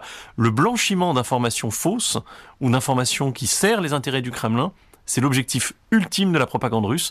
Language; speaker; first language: French; native; French